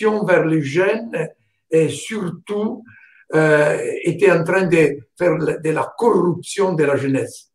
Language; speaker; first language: French; non-native, fluent; Italian